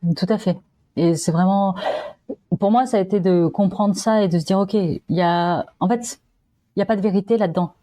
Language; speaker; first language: French; native; French